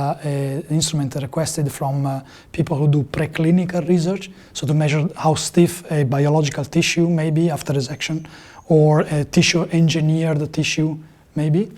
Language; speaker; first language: English; non-native, fluent; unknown